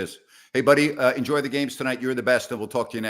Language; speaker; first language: English; native; English